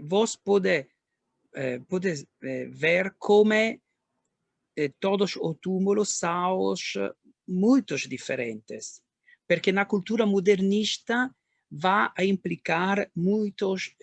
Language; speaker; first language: Portuguese; non-native, learner; Italian